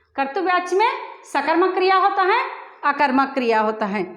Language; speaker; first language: Hindi; non-native, local second language; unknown